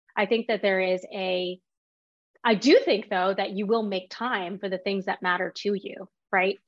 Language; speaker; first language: English; native; English